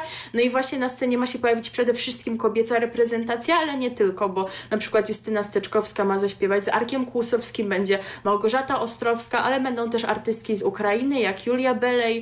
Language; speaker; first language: Polish; native; Polish